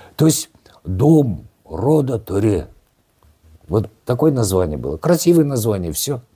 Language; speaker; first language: Russian; non-native, local second language; Kazakh